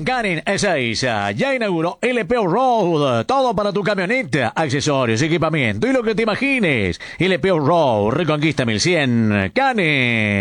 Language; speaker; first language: Spanish; native; Spanish